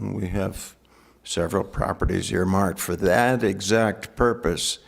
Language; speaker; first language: English; native; English